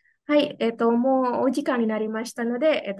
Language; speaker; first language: Japanese; non-native, fluent; Indonesian